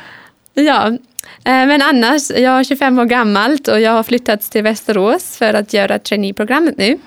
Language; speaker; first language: Swedish; non-native, fluent; German